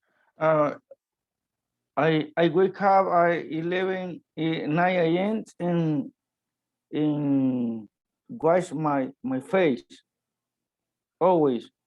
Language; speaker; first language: English; non-native, learner; Spanish